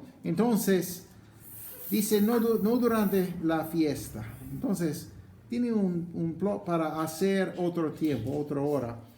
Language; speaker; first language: Spanish; non-native, fluent; English